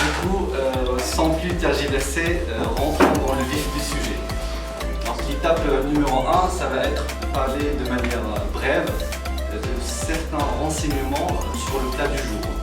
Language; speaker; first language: French; non-native, local second language; Arabic